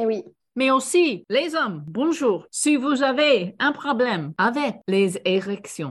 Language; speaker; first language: French; non-native, fluent; English